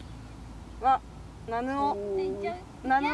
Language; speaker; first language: Japanese; native; Japanese